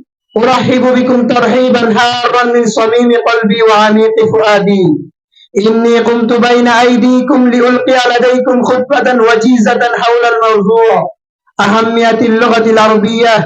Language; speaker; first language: Arabic; non-native, learner; Bangla